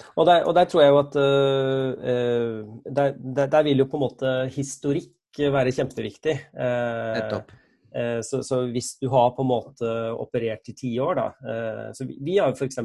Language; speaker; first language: Norwegian; native; Norwegian